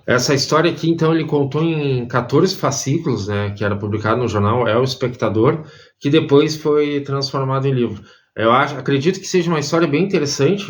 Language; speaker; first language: Portuguese; native; Portuguese